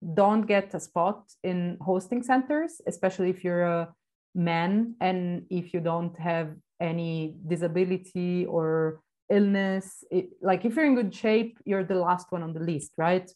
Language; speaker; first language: English; non-native, fluent; Italian